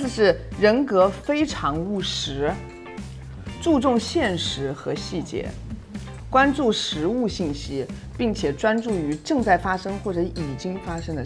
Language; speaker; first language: Chinese; native; Chinese